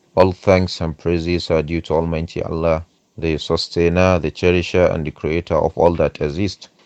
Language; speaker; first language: English; non-native, local second language; Hausa